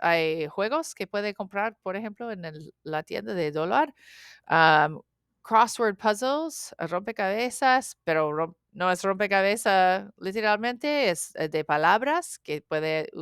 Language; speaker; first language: Spanish; non-native, learner; English